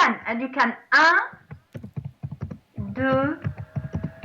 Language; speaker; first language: English; non-native, fluent; French